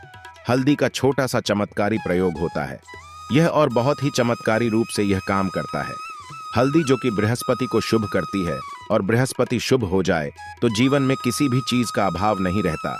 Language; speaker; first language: Hindi; native; Hindi